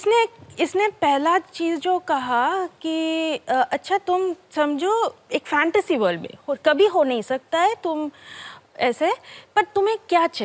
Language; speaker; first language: Hindi; non-native, local second language; Bangla